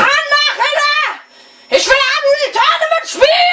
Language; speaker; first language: German; native; German